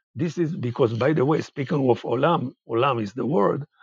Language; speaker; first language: English; non-native, fluent; Hebrew